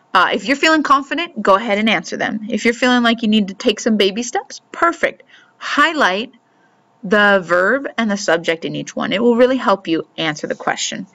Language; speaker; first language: English; native; English